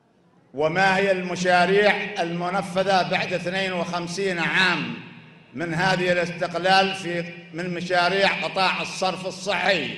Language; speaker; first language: Arabic; native; Arabic